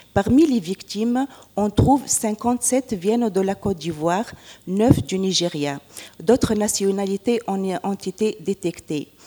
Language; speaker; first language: French; non-native, local second language; Arabic